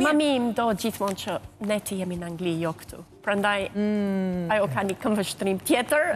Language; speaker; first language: Albanian; non-native, fluent; English